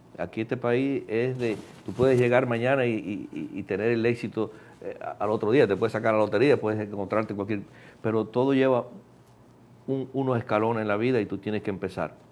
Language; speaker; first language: Spanish; native; Spanish